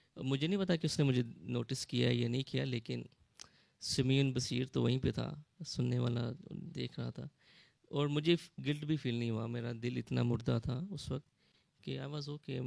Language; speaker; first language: Urdu; early bilingual, heritage; Urdu